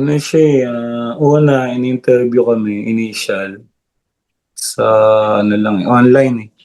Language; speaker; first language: Filipino; non-native, local second language; Bikol